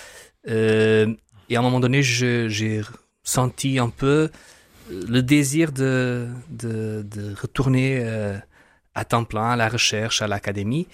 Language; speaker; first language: French; non-native, fluent; Portuguese